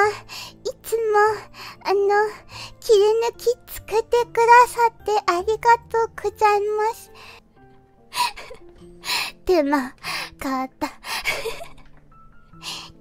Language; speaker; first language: Japanese; non-native, fluent; Korean